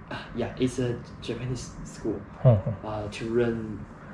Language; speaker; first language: English; non-native, learner; Chinese